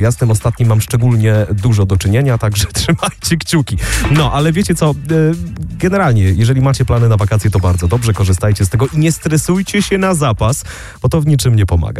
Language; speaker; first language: Polish; native; Polish